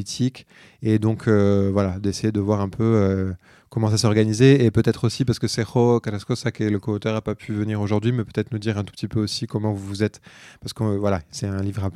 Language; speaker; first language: French; native; French